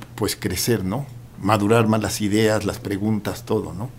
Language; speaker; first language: Spanish; native; Spanish